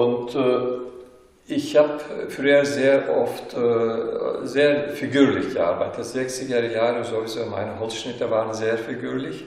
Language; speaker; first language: German; non-native, fluent; Turkish